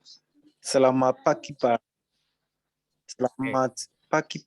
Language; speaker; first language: Indonesian; non-native, learner; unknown